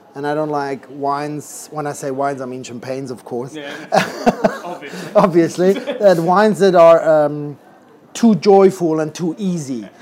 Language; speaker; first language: English; non-native, fluent; Swiss German